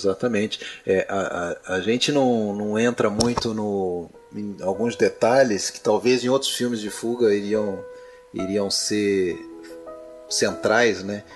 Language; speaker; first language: Portuguese; native; Portuguese